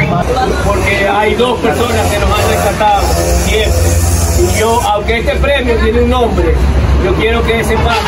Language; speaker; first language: Spanish; native; Spanish